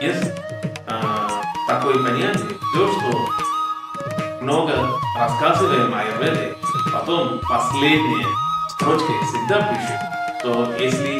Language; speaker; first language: Russian; non-native, fluent; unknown